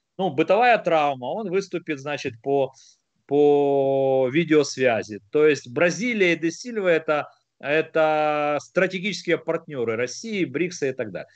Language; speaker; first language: Russian; native; Russian